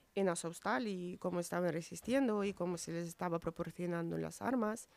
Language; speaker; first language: Spanish; non-native, fluent; Ukrainian